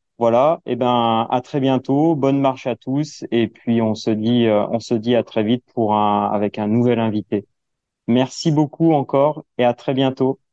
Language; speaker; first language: French; native; French